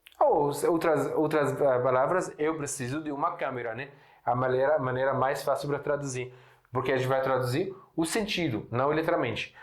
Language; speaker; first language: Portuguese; non-native, fluent; Arabic